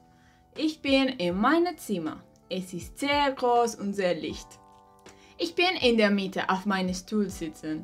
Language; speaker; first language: German; non-native, learner; Catalan